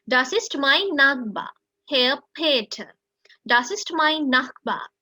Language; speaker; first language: German; non-native, learner; Sinhala